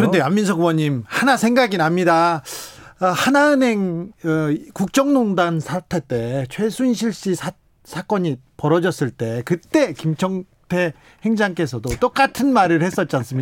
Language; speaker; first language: Korean; native; Korean